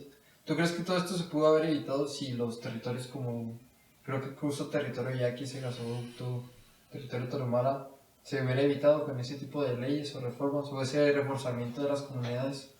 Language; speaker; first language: Spanish; native; Spanish